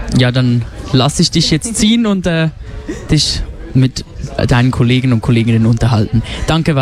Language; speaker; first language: German; native; German